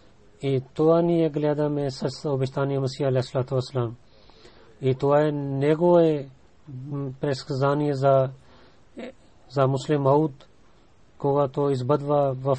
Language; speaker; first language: Bulgarian; non-native, learner; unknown